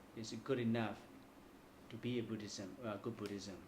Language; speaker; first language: English; non-native, fluent; Burmese